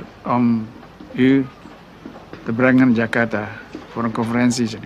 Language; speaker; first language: Dutch; non-native, local second language; Minangkabau